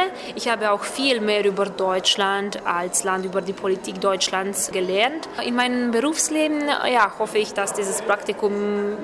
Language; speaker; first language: German; non-native, fluent; Romanian